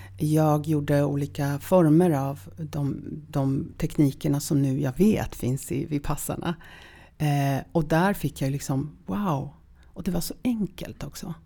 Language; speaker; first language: Swedish; early bilingual, other home language; Polish